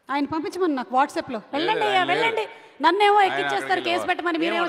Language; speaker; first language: Telugu; native; Telugu